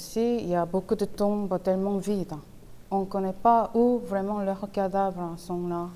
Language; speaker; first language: French; non-native, fluent; Korean